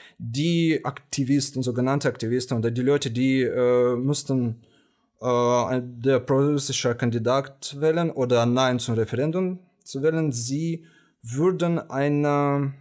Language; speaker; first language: German; non-native, fluent; Romanian